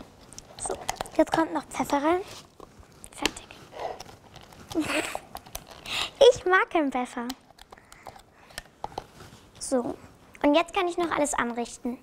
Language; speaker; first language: German; native; German